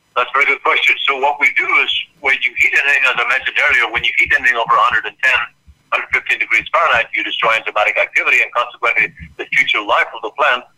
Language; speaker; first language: English; native; English